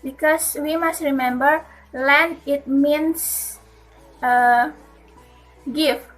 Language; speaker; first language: English; non-native, learner; Indonesian